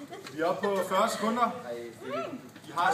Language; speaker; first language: Danish; native; Danish